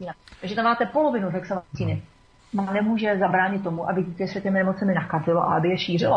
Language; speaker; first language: Czech; native; Czech